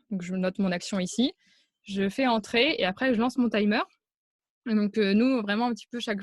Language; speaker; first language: French; native; French